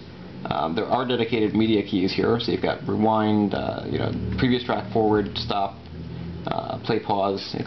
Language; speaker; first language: English; native; English